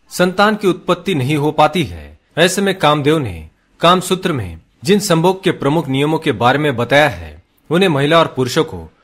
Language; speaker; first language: Hindi; native; Hindi